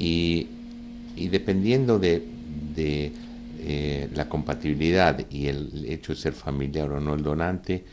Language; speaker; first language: Spanish; native; Spanish